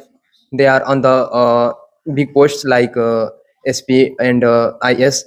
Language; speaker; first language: English; non-native, learner; Hindi